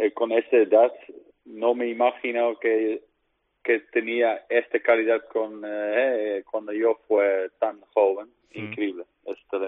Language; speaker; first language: Spanish; non-native, learner; Dutch